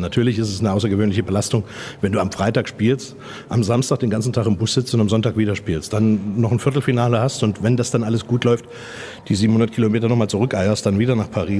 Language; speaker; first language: German; native; German